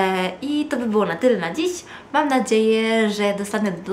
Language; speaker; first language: Polish; non-native, fluent; Italian